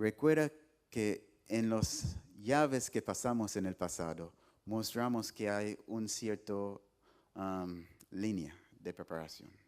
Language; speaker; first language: Spanish; non-native, fluent; English